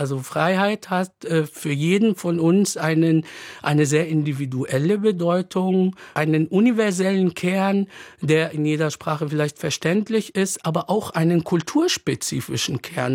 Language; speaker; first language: German; non-native, fluent; Arabic